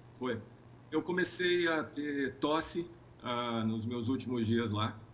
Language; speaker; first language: Portuguese; native; Portuguese